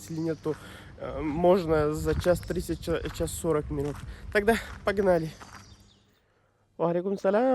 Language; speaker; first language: Russian; non-native, learner; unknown